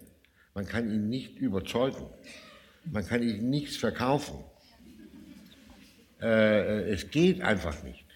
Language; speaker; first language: German; non-native, fluent; Danish